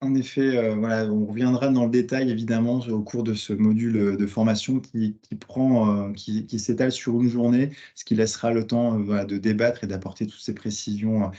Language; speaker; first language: French; native; French